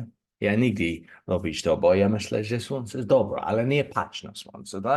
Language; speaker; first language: Polish; non-native, learner; English